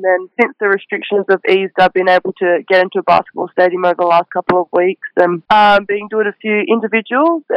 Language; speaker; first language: English; native; English